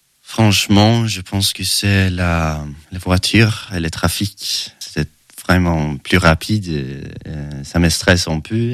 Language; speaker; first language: French; non-native, learner; Swedish